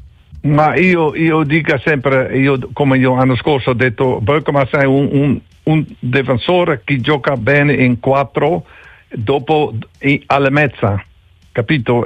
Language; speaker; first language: Italian; non-native, learner; Dutch